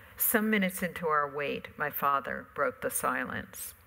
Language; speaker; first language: English; native; English